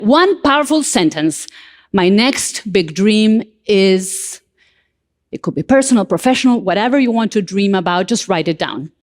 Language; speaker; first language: English; non-native, fluent; Spanish